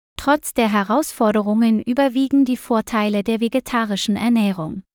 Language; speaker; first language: German; non-native, learner; Vietnamese